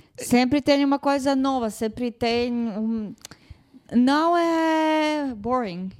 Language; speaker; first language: Portuguese; non-native, fluent; Hebrew